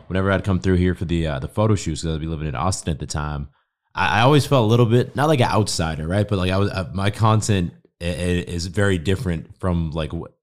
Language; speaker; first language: English; native; English